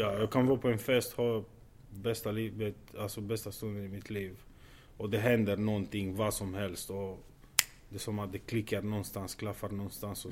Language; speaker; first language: Swedish; non-native, fluent; Romanian